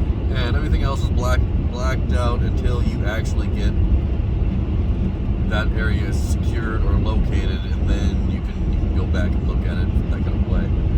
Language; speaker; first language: English; native; English